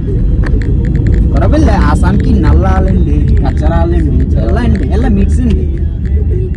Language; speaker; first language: Malayalam; non-native, learner; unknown